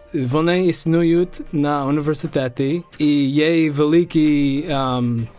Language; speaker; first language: Ukrainian; non-native, learner; English